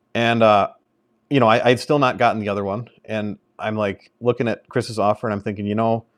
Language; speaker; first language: English; native; English